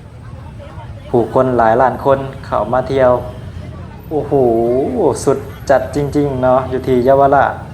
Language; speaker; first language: Thai; non-native, local second language; Northeastern Thai